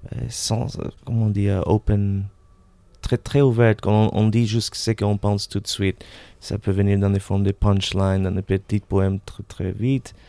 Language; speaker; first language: French; non-native, fluent; Spanish